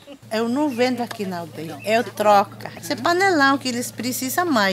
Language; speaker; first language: Portuguese; non-native, local second language; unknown